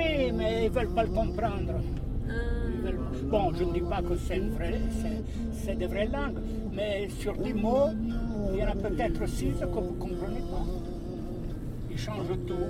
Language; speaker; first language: French; non-native, local second language; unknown